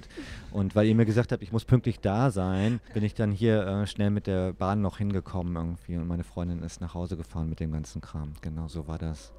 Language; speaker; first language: German; native; German